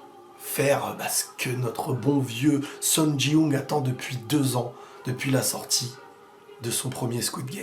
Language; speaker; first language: French; native; French